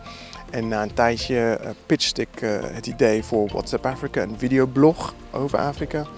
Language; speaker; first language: Dutch; non-native, fluent; English